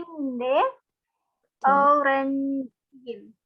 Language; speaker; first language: Turkish; non-native, learner; Indonesian